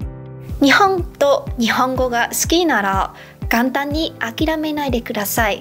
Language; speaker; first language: Japanese; non-native, learner; Vietnamese